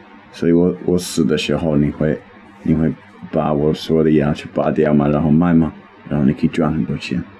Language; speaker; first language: Chinese; non-native, learner; English